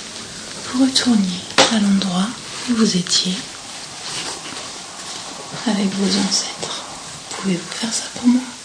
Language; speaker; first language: French; native; French